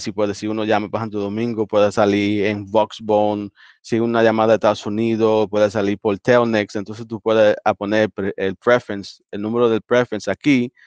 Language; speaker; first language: Spanish; early bilingual, heritage; Spanish